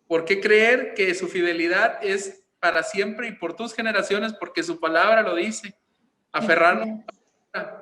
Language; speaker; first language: Spanish; native; Spanish